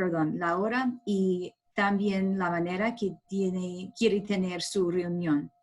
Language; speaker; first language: Spanish; non-native, learner; English